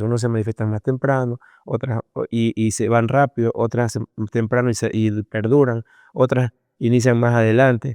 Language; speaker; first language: Spanish; native; Spanish